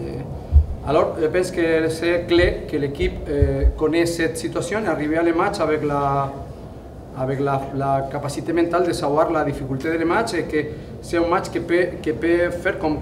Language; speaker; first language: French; non-native, fluent; Spanish